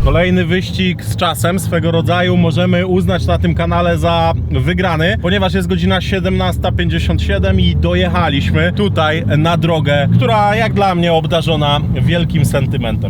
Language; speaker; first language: Polish; native; Polish